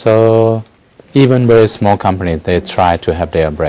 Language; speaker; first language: English; non-native, fluent; Chinese